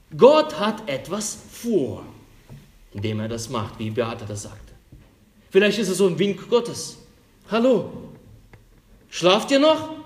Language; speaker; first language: German; non-native, fluent; Russian